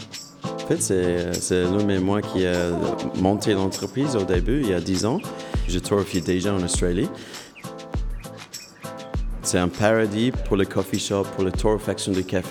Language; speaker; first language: French; non-native, fluent; English